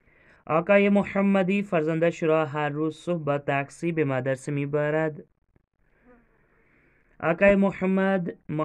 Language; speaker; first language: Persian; non-native, fluent; Urdu